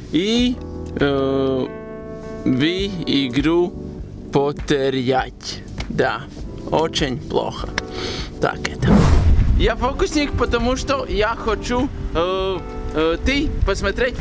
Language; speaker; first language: Russian; non-native, learner; Latvian